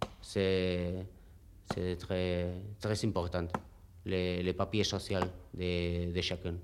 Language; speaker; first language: French; non-native, learner; Spanish